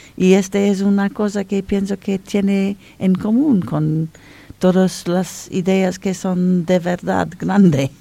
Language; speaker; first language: Spanish; non-native, fluent; English